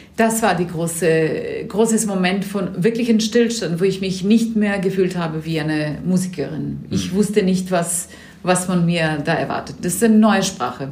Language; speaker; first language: German; non-native, fluent; Serbian